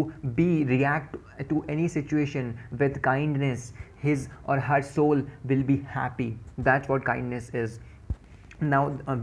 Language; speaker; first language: English; non-native, local second language; Hindi